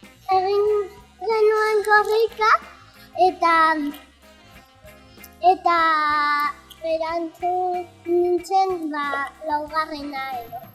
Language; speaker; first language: Basque; non-native, local second language; Spanish